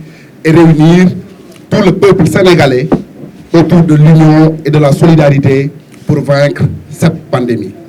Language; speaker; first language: French; non-native, local second language; Wolof